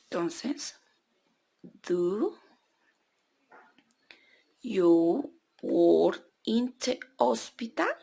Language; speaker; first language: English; non-native, learner; Spanish